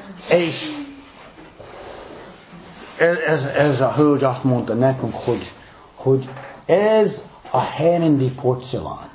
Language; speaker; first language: Hungarian; early bilingual, heritage; English